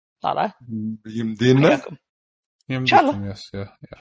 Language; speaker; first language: Arabic; native; Arabic